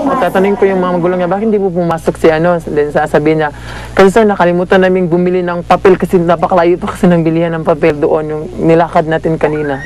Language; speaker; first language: Filipino; non-native, local second language; Cebuano